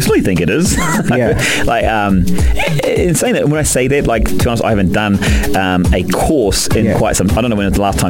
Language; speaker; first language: English; native; English